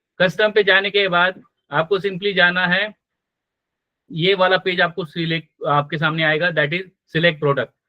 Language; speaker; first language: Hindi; non-native, local second language; Marathi